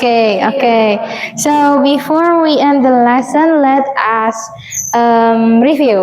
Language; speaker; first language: English; non-native, fluent; Indonesian